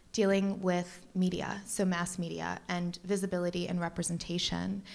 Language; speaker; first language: English; native; English